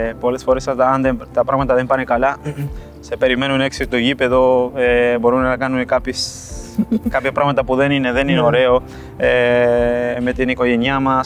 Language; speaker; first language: Greek; non-native, fluent; Spanish